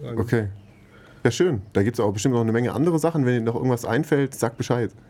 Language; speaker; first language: German; native; German